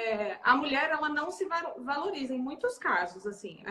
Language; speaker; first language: Portuguese; native; Portuguese